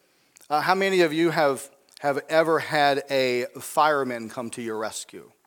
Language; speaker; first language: English; native; English